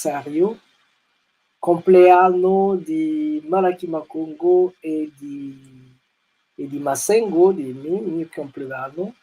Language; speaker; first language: Italian; non-native, learner; Kongo